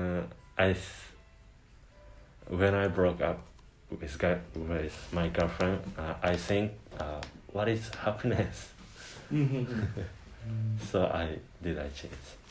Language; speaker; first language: English; non-native, learner; Japanese